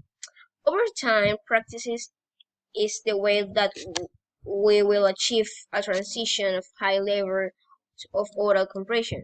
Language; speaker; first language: English; non-native, learner; Spanish